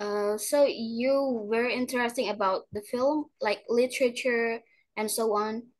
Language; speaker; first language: English; non-native, learner; Indonesian